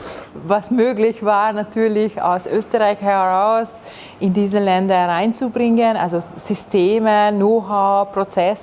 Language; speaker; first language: German; non-native, fluent; Hungarian